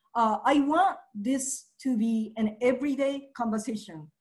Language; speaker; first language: English; early bilingual, other home language; Japanese